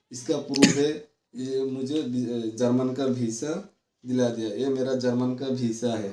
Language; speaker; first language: Hindi; non-native, local second language; Bangla